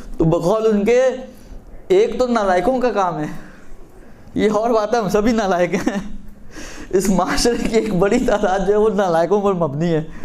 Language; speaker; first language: Urdu; native; Urdu